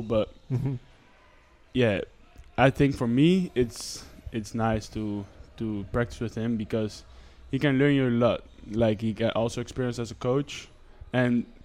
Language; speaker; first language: English; non-native, fluent; Dutch